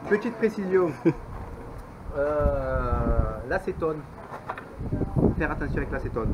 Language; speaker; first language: French; native; French